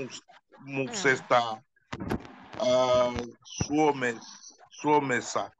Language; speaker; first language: Finnish; non-native, learner; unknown